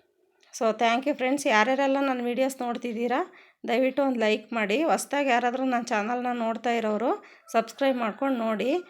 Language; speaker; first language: Kannada; native; Kannada